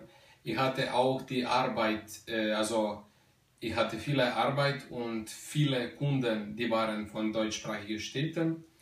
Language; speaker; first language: German; non-native, fluent; Slovenian